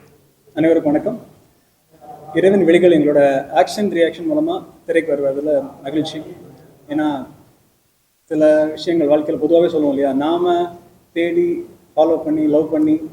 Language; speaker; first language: Tamil; native; Tamil